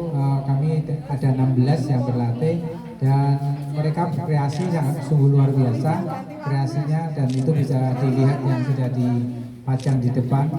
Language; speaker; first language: Indonesian; non-native, local second language; Javanese